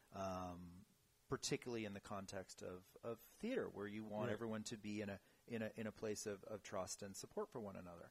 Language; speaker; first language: English; native; English